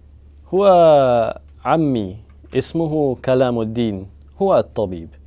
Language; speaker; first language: Arabic; non-native, learner; English